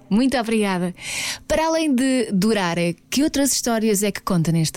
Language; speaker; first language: Portuguese; native; Portuguese